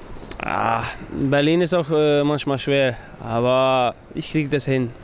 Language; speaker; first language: German; non-native, fluent; Icelandic